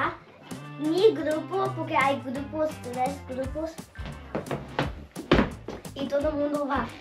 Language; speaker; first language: Spanish; early bilingual, heritage; Spanish